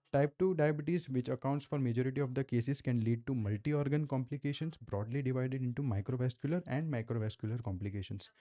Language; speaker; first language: English; non-native, local second language; Gujarati